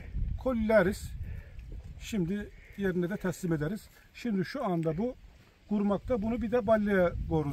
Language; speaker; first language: Turkish; native; Turkish